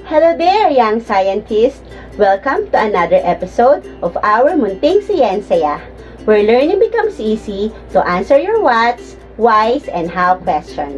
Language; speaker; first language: English; non-native, local second language; Filipino